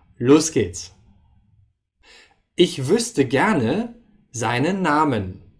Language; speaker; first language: German; native; German